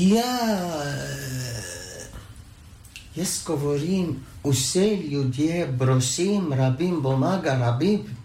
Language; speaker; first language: Slovenian; non-native, learner; Arabic